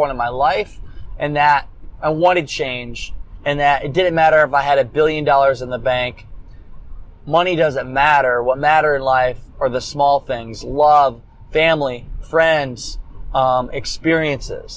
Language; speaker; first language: English; native; English